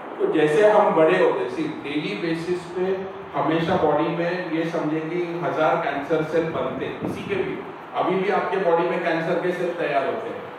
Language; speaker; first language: Hindi; non-native, local second language; Marathi